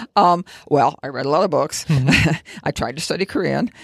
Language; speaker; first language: English; native; English